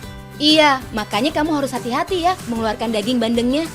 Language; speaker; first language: Indonesian; native; Indonesian